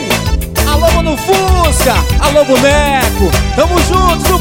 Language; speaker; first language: Portuguese; native; Portuguese